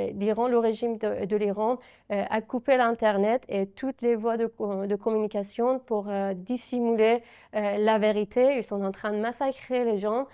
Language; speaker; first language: French; non-native, fluent; Persian